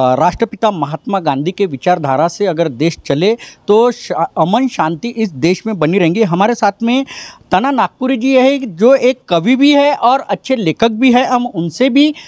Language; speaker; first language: Hindi; non-native, local second language; Marathi